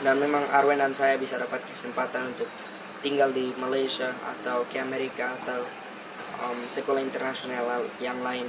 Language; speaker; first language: Indonesian; early bilingual, other home language; English